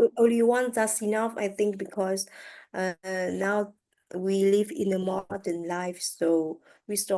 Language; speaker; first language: English; non-native, learner; French